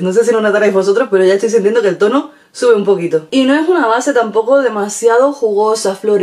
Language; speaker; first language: Spanish; native; Spanish